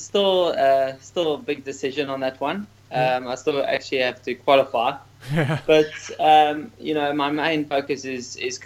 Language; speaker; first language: English; native; English